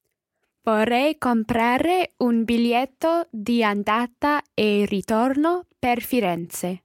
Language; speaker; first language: Italian; non-native, learner; English